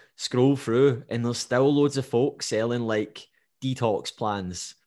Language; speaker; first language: English; native; English